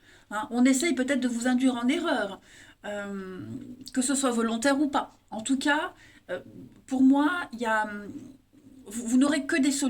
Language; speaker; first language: French; native; French